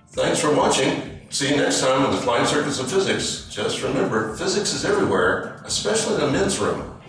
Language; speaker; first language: English; native; English